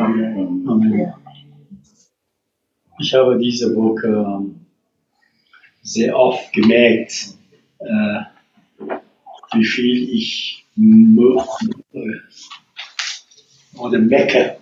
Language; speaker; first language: German; non-native, fluent; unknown